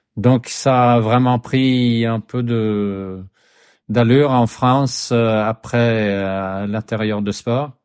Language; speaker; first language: French; non-native, fluent; Swedish